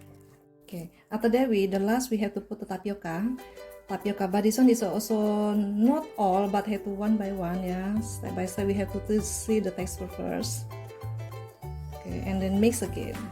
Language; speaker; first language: English; non-native, learner; Indonesian